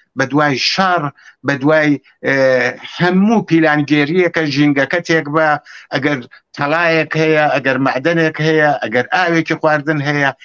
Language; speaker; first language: Central Kurdish; native; Central Kurdish